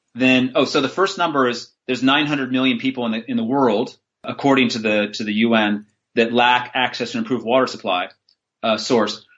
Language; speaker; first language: English; native; English